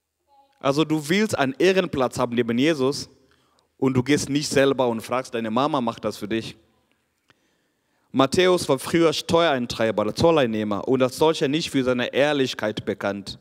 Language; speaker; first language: German; non-native, fluent; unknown